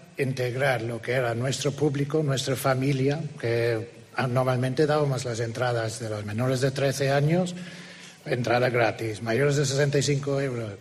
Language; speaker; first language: Spanish; non-native, fluent; English